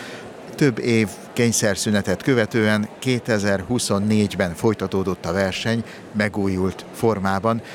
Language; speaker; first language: Hungarian; native; Hungarian